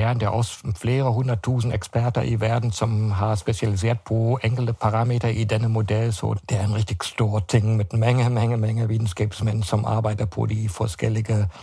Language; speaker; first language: Danish; non-native, fluent; German